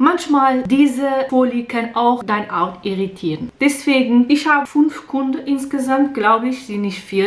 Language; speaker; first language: German; non-native, learner; Portuguese